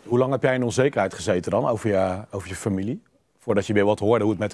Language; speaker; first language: Dutch; native; Dutch